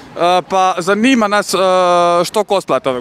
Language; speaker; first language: Croatian; native; Croatian